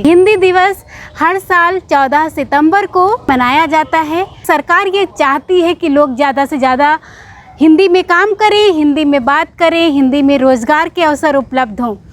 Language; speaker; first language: Hindi; native; Hindi